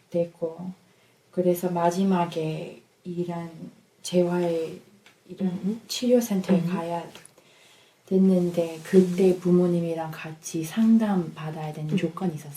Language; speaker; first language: Korean; non-native, fluent; English